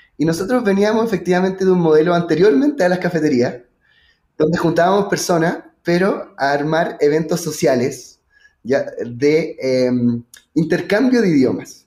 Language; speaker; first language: Spanish; native; Spanish